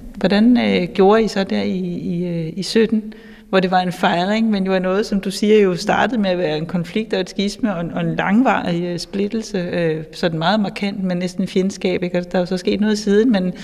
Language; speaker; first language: Danish; non-native, fluent; German